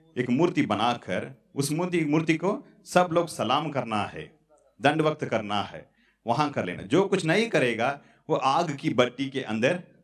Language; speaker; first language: Hindi; non-native, local second language; Tamil